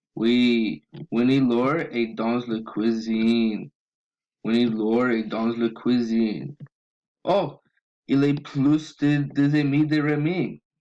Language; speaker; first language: French; non-native, learner; English